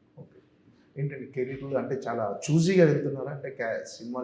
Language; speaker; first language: Telugu; native; Telugu